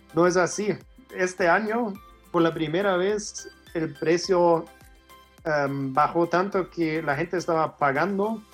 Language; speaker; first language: Spanish; non-native, fluent; German